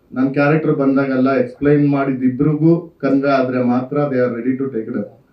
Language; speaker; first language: Kannada; native; Kannada